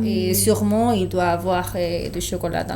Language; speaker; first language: French; non-native, fluent; Spanish